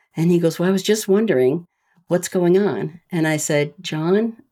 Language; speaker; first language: English; native; English